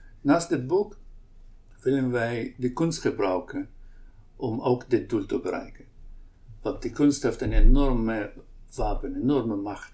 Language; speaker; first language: Dutch; non-native, local second language; Arabic